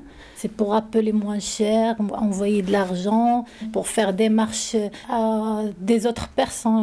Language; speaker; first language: French; non-native, learner; Arabic